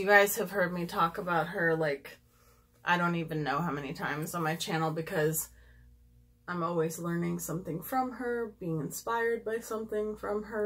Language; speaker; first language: English; native; English